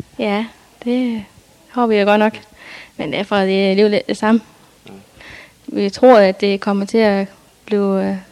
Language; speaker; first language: Danish; native; Danish